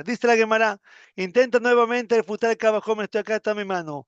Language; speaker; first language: Spanish; native; Spanish